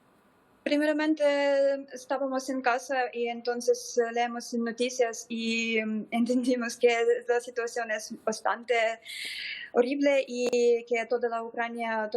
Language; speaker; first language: Spanish; non-native, fluent; Ukrainian